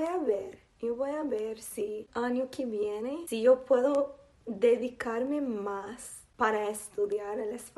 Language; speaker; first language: Spanish; non-native, learner; English